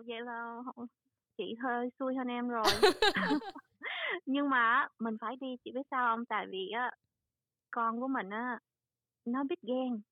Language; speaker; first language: Vietnamese; early bilingual, heritage; Vietnamese